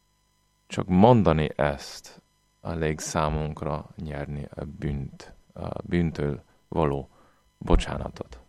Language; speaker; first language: Hungarian; non-native, fluent; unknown